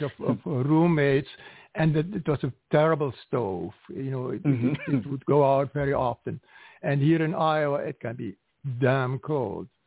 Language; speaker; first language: English; non-native, fluent; Dutch